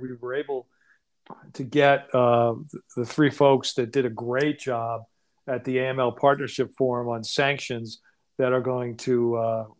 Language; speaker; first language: English; native; English